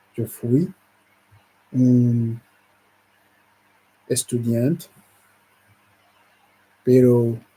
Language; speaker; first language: Spanish; non-native, learner; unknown